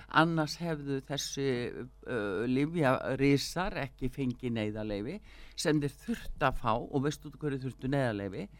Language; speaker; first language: Icelandic; early bilingual, heritage; Icelandic